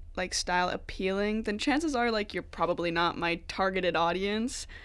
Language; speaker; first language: English; native; English